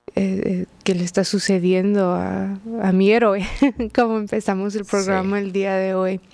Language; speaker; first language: Spanish; early bilingual, heritage; Spanish